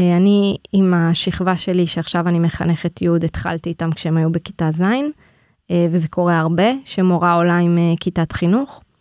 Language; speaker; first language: Hebrew; native; Hebrew